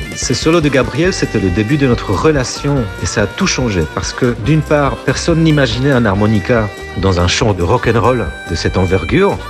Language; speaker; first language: French; non-native, fluent; Polish